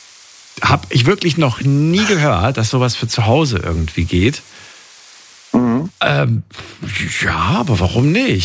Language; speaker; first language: German; native; German